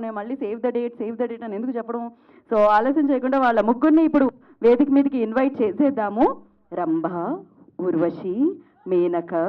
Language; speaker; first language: Telugu; native; Telugu